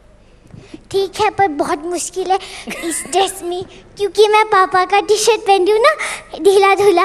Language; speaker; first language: Hindi; non-native, local second language; Bangla